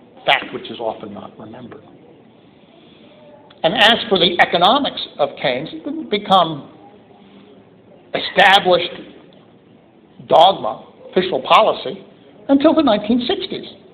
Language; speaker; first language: English; native; English